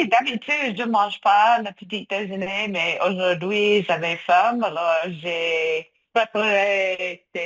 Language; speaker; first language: French; non-native, fluent; English